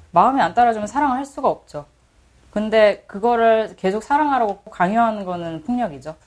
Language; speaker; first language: Korean; early bilingual, heritage; Korean